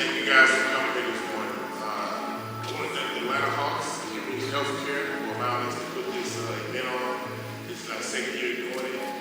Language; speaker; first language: English; native; English